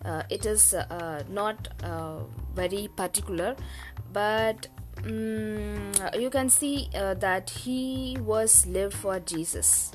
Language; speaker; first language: English; non-native, local second language; Tamil